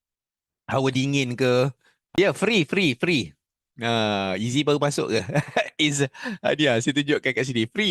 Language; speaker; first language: Malay; native; Malay